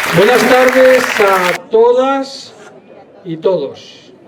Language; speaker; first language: Spanish; non-native, local second language; Catalan